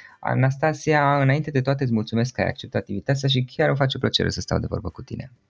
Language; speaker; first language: Romanian; native; Romanian